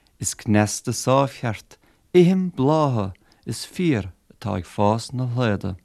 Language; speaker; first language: Irish; native; Irish